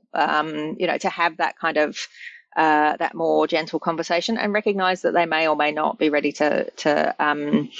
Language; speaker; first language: English; native; English